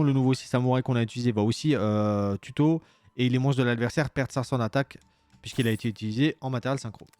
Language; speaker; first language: French; native; French